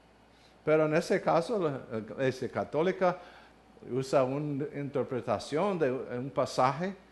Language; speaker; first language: Spanish; non-native, learner; English